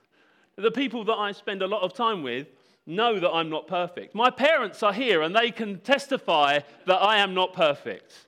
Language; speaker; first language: English; native; English